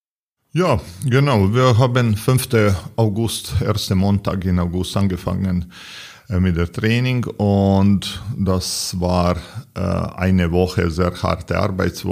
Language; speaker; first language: German; non-native, learner; Serbian